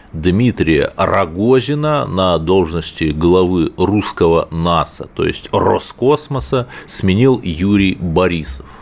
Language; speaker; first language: Russian; native; Russian